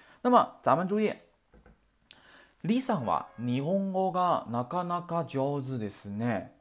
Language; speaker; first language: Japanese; non-native, fluent; Chinese